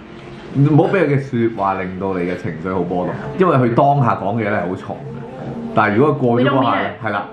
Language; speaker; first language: Chinese; native; Chinese